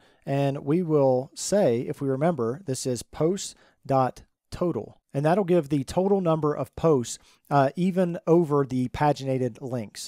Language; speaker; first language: English; native; English